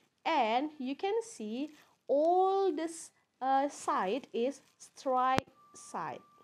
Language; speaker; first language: English; non-native, learner; Indonesian